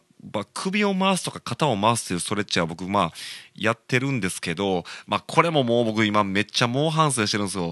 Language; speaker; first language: Japanese; native; Japanese